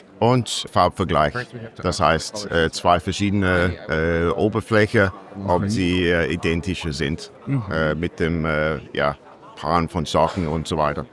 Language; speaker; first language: German; non-native, learner; English